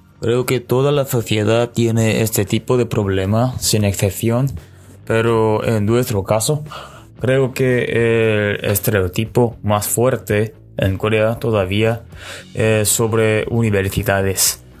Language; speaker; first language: Spanish; non-native, learner; Korean